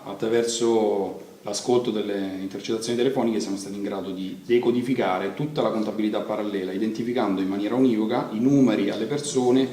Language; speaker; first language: Italian; native; Italian